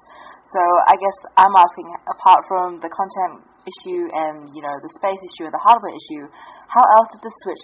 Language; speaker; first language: English; native; English